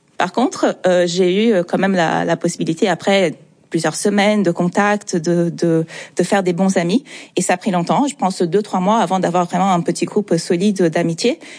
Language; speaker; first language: French; non-native, fluent; Portuguese